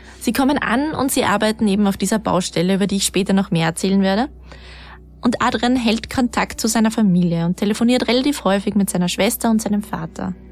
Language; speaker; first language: German; native; German